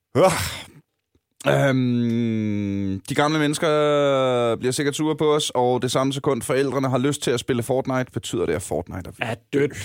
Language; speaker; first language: Danish; native; Danish